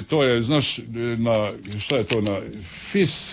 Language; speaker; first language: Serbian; early bilingual, heritage; Serbian